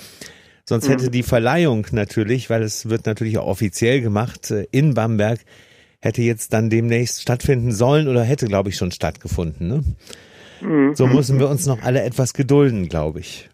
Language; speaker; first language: German; native; German